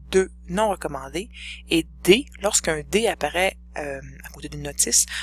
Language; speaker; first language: French; native; French